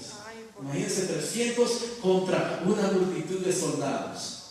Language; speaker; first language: Spanish; native; Spanish